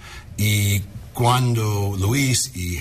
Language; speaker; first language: Spanish; non-native, learner; English